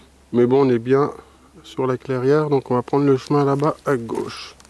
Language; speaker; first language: French; native; French